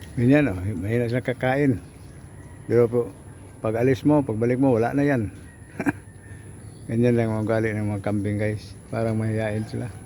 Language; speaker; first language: Filipino; non-native, local second language; Cebuano